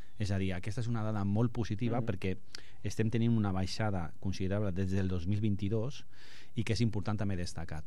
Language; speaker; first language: Catalan; non-native, local second language; Spanish